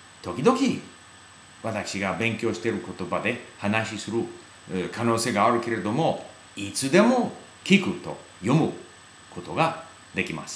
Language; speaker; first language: Japanese; non-native, fluent; English